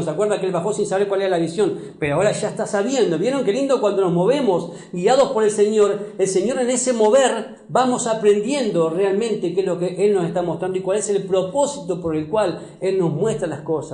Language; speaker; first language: Spanish; native; Spanish